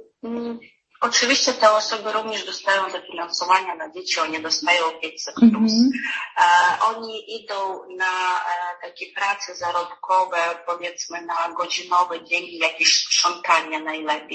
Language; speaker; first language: Polish; non-native, fluent; Ukrainian